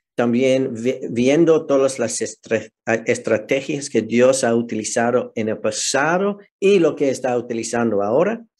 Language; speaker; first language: Spanish; non-native, fluent; English